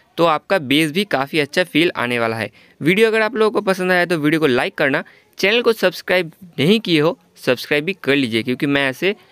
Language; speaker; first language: Hindi; non-native, local second language; Bangla